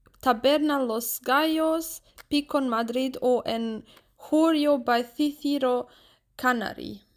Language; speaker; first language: Spanish; non-native, learner; German